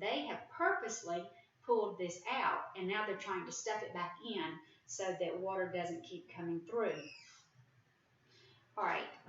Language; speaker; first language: English; native; English